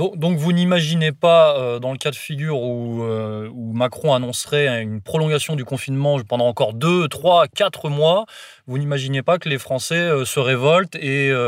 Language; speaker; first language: French; native; French